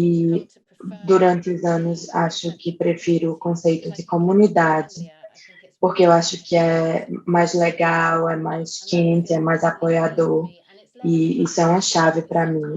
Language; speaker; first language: Portuguese; non-native, fluent; English